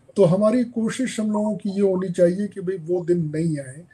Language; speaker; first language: Hindi; native; Hindi